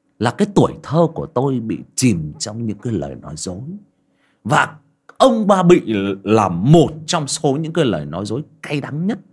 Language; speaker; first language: Vietnamese; native; Vietnamese